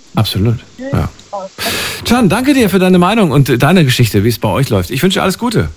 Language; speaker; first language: German; native; German